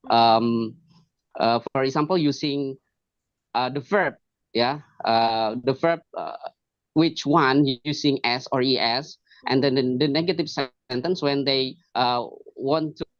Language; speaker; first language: English; non-native, learner; Indonesian